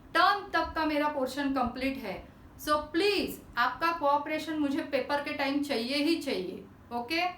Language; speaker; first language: Hindi; non-native, local second language; Marathi